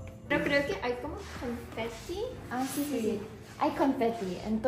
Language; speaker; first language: Spanish; non-native, learner; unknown